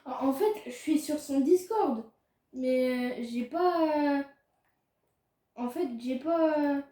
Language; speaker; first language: French; native; French